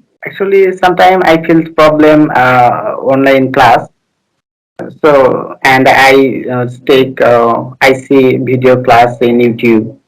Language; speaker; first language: English; non-native, learner; Bangla